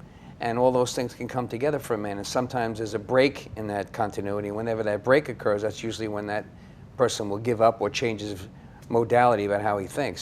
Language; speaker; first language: English; native; English